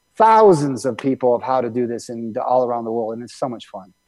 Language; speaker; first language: English; native; English